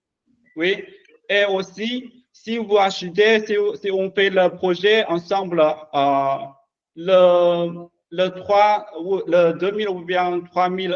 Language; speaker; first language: French; non-native, learner; Chinese